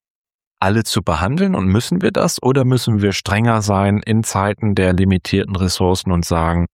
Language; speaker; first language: German; native; German